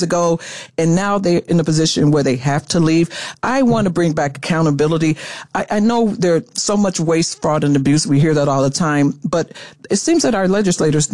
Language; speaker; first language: English; native; English